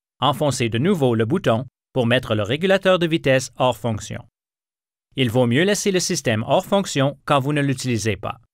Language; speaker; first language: French; native; French